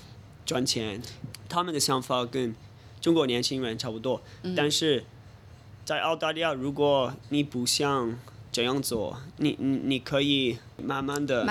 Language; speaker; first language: Chinese; non-native, fluent; English